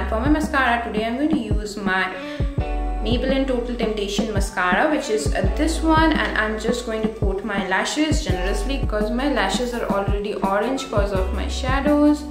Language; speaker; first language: English; non-native, local second language; Bangla